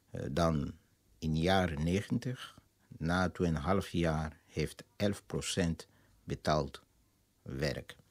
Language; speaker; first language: Dutch; non-native, fluent; Lingala